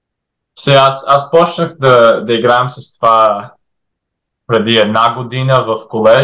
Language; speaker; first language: Bulgarian; early bilingual, heritage; English